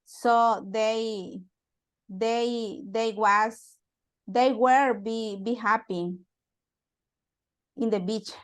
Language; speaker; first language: English; non-native, learner; Spanish